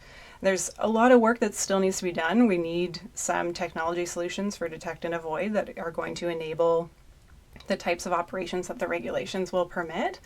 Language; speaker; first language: English; native; English